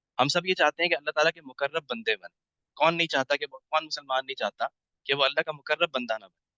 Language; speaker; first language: Urdu; native; Urdu